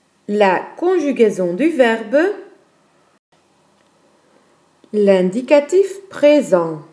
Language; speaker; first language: French; non-native, fluent; Dutch